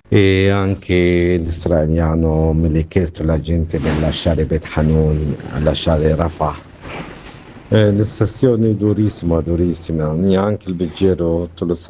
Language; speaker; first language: Italian; non-native, learner; Arabic